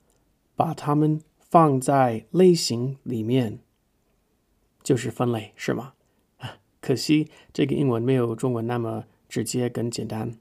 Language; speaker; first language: Chinese; non-native, fluent; English